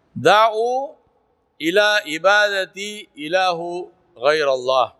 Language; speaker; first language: Arabic; non-native, fluent; Urdu